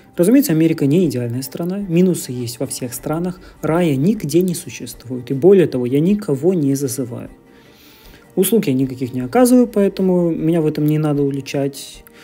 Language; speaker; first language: Russian; native; Russian